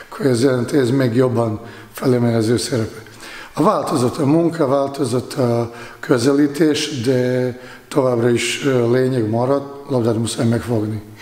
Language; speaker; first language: Hungarian; non-native, fluent; Bosnian